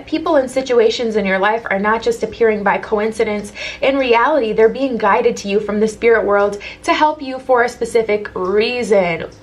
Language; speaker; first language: English; native; English